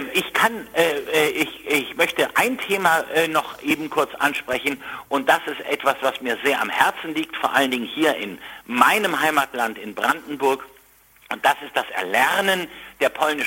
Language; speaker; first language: German; native; German